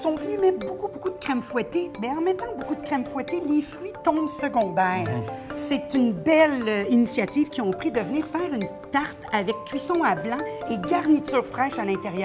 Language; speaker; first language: French; native; French